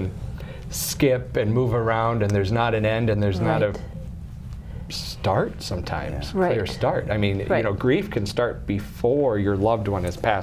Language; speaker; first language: English; native; English